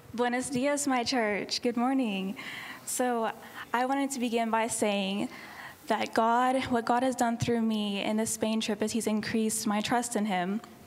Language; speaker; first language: English; native; English